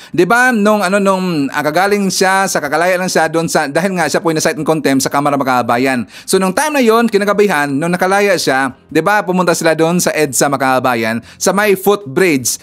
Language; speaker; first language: Filipino; non-native, local second language; Cebuano